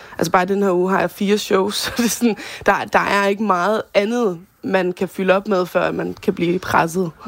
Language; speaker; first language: Danish; native; Danish